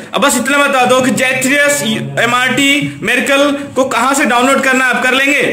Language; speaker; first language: Hindi; native; Hindi